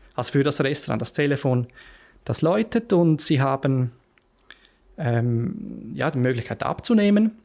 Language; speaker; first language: German; native; German